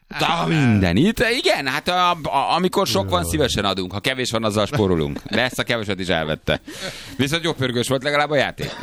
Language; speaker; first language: Hungarian; native; Hungarian